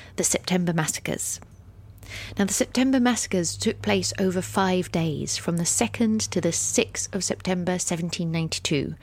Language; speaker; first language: English; native; English